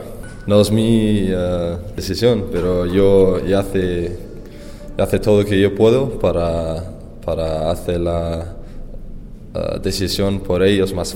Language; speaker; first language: Spanish; non-native, learner; Icelandic